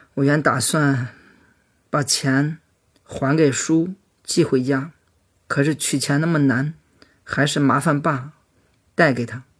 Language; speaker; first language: Chinese; native; Chinese